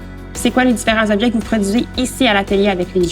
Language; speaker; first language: French; native; French